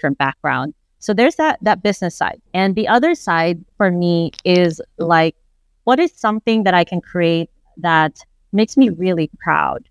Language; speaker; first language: English; non-native, local second language; Filipino